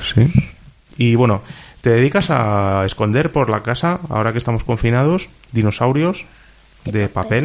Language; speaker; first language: Spanish; native; Spanish